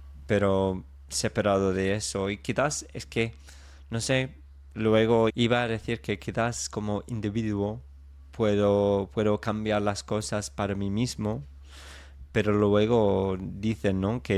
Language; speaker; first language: Spanish; non-native, fluent; English